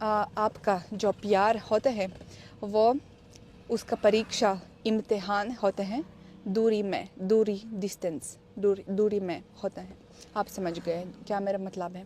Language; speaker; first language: Hindi; non-native, learner; Russian